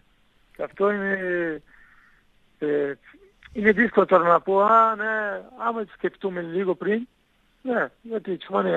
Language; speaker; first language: Greek; non-native, learner; Portuguese